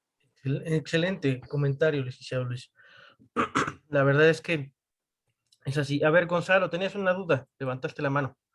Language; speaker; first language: Spanish; native; Spanish